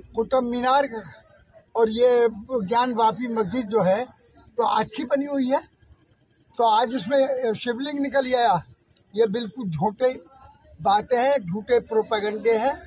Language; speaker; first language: Hindi; native; Hindi